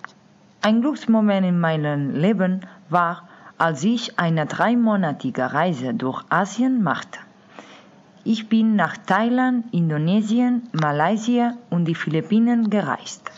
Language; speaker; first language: German; non-native, learner; Spanish